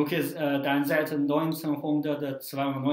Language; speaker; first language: German; non-native, fluent; Chinese